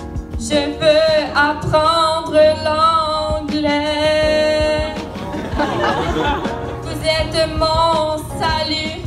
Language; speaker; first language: French; non-native, learner; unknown